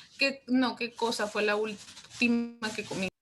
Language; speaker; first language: Spanish; native; Spanish